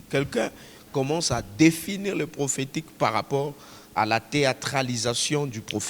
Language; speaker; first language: French; non-native, local second language; Swahili